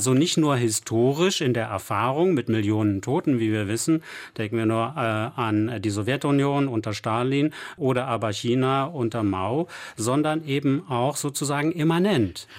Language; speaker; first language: German; native; German